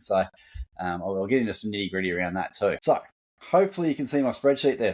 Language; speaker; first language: English; native; English